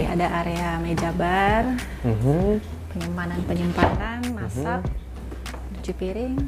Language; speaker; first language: Indonesian; native; Indonesian